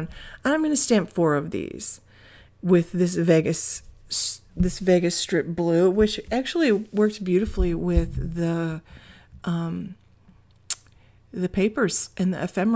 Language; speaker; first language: English; native; English